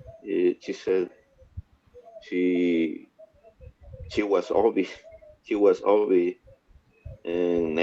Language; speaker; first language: English; non-native, learner; Spanish